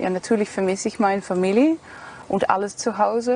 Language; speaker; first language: German; non-native, learner; Dutch